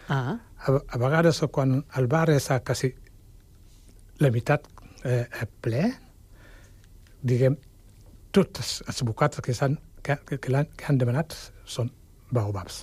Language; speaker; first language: Catalan; non-native, fluent; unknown